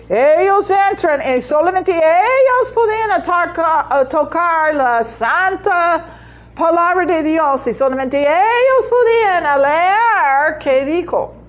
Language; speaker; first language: Spanish; non-native, learner; English